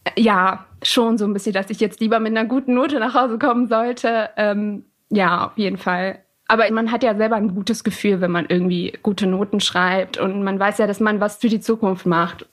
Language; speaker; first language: German; early bilingual, other home language; Persian